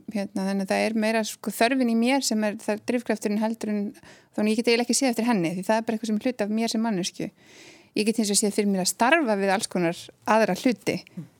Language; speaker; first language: Icelandic; native; Icelandic